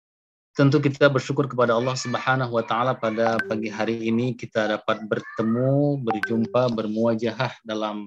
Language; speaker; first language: Indonesian; native; Indonesian